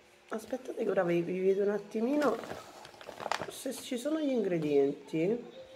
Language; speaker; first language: Italian; native; Italian